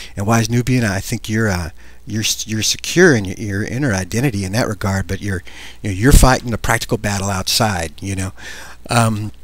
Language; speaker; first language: English; native; English